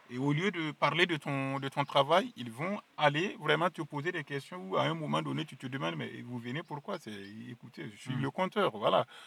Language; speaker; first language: French; non-native, local second language; Mossi